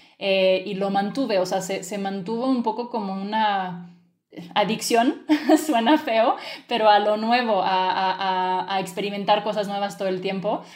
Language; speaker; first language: Spanish; early bilingual, other home language; French